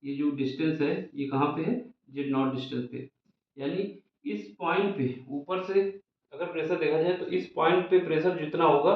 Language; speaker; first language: Hindi; native; Hindi